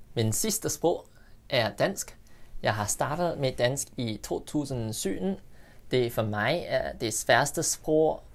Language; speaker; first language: English; non-native, local second language; Cantonese